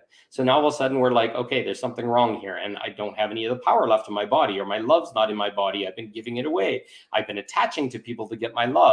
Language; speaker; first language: English; native; English